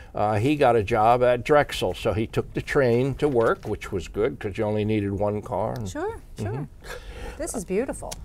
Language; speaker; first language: English; native; English